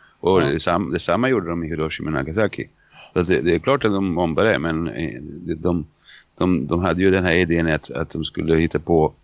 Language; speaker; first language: Swedish; non-native, fluent; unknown